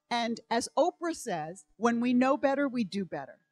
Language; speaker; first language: English; native; English